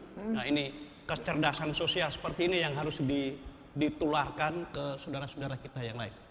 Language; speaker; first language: Indonesian; non-native, local second language; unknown